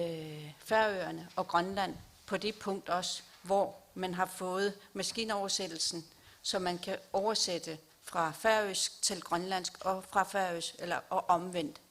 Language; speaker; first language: Danish; non-native, local second language; Kalaallisut